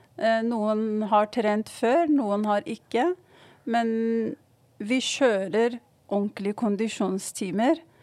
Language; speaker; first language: Norwegian; non-native, fluent; Arabic